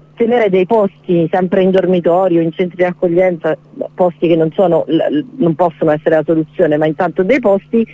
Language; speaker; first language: Italian; native; Italian